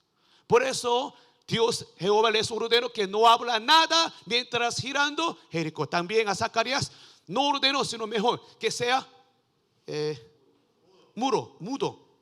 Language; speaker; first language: Spanish; non-native, learner; Korean